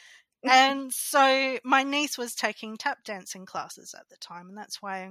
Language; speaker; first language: English; native; English